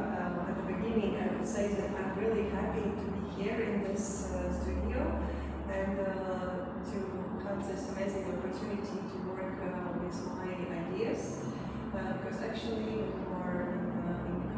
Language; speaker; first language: English; non-native, fluent; Latvian